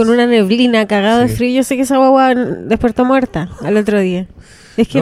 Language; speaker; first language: Spanish; native; Spanish